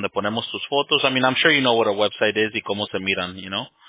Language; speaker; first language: English; early bilingual, other home language; Spanish